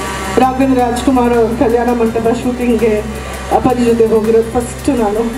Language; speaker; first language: Kannada; native; Kannada